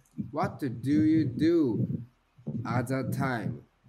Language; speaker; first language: English; non-native, learner; Japanese